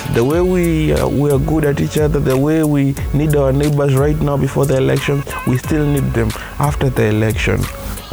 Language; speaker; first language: English; non-native, local second language; Kikuyu